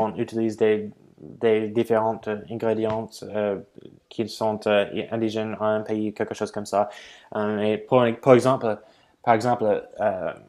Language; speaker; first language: French; non-native, learner; English